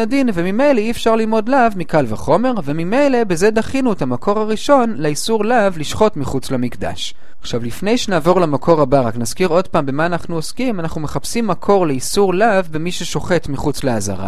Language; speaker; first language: Hebrew; native; Hebrew